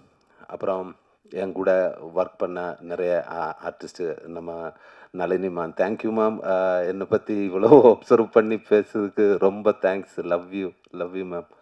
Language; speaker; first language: Tamil; non-native, learner; Malayalam